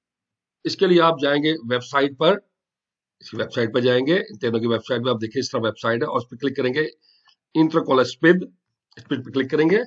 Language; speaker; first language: Hindi; non-native, local second language; Punjabi